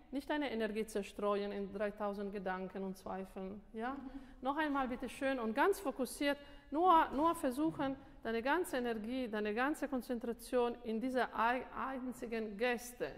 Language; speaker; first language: German; non-native, fluent; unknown